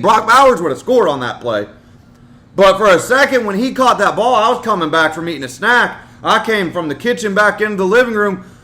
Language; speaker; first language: English; native; English